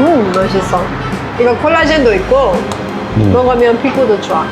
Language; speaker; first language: Korean; non-native, learner; Persian